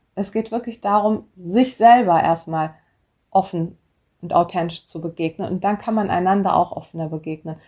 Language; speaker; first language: German; early bilingual, other home language; Turkish